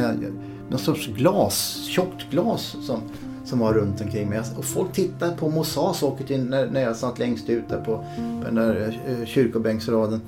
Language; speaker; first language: Swedish; native; Swedish